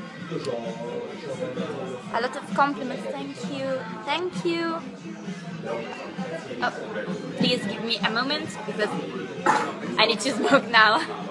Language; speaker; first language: English; non-native, fluent; Italian